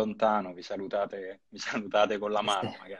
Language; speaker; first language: Italian; native; Italian